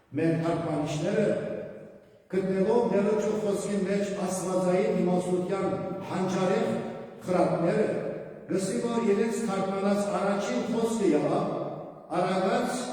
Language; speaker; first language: Armenian; native; Armenian